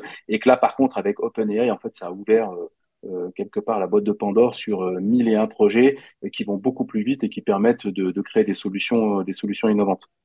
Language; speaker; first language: French; native; French